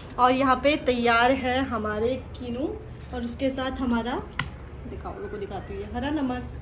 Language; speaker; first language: Hindi; native; Hindi